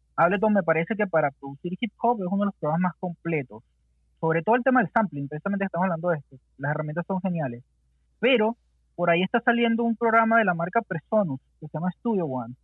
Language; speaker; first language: Spanish; native; Spanish